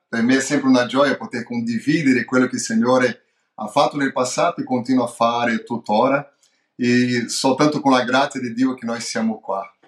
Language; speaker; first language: Italian; non-native, fluent; Portuguese